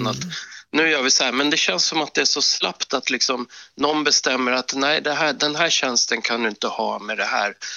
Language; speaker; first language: Swedish; native; Swedish